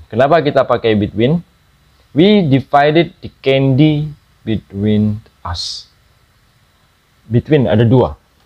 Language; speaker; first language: English; non-native, fluent; Indonesian